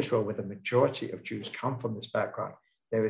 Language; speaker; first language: English; native; English